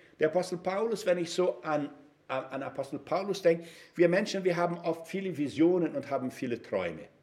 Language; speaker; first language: German; non-native, fluent; Portuguese